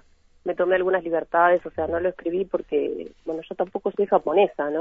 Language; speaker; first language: Spanish; native; Spanish